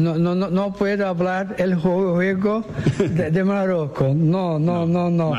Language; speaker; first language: Spanish; non-native, learner; Portuguese